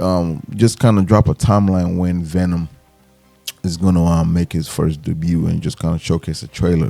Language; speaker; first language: English; native; English